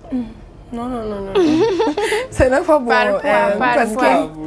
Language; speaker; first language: French; non-native, learner; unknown